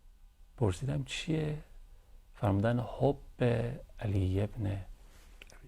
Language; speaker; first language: Persian; native; Persian